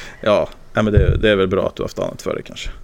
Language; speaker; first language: Swedish; native; Swedish